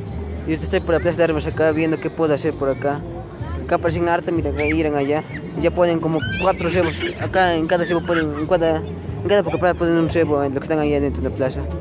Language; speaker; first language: Spanish; native; Spanish